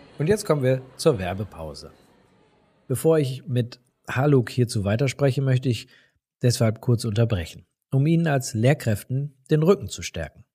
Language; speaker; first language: German; native; German